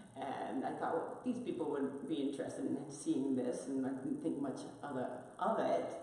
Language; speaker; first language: English; non-native, fluent; Spanish